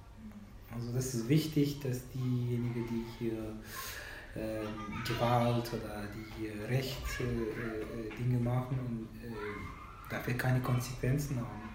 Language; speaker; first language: German; non-native, fluent; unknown